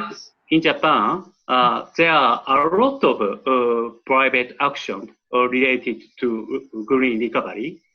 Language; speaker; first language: English; non-native, learner; Japanese